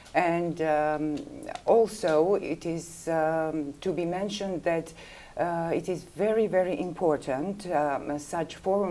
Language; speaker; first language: English; non-native, fluent; Georgian